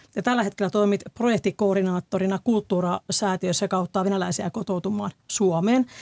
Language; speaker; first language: Finnish; native; Finnish